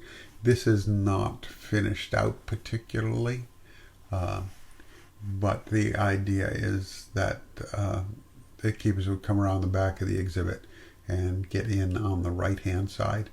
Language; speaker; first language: English; native; English